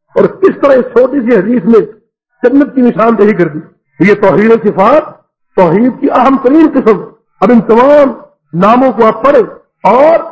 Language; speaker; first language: Urdu; native; Urdu